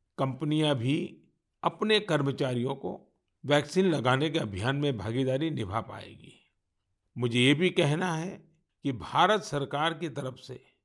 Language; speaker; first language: Hindi; non-native, local second language; Gujarati